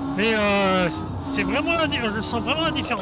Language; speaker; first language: French; native; French